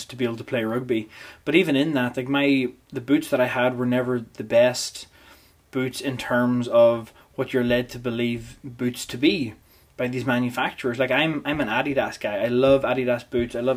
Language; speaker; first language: English; native; English